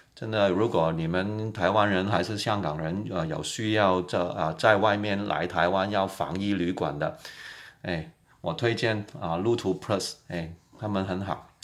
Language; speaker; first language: Chinese; non-native, local second language; Cantonese